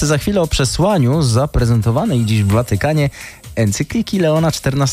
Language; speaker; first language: Polish; native; Polish